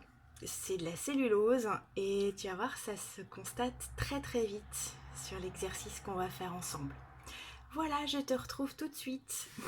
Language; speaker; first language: French; native; French